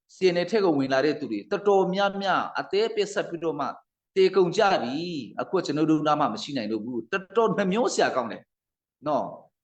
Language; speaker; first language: Burmese; non-native, local second language; Hakha Chin